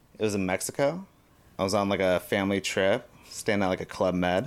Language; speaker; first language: English; native; English